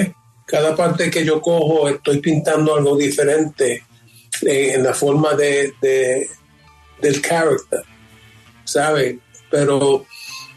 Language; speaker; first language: Spanish; early bilingual, heritage; Spanish